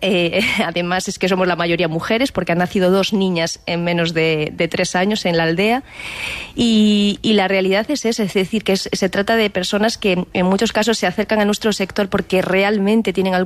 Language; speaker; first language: Spanish; native; Spanish